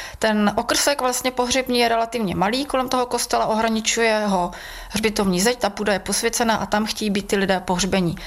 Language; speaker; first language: Czech; native; Czech